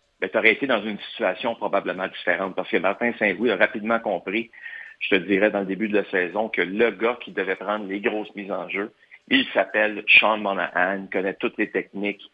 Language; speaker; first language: French; native; French